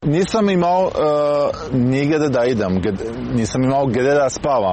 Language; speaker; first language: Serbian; non-native, learner; Persian